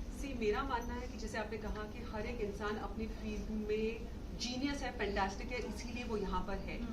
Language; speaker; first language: Hindi; native; Hindi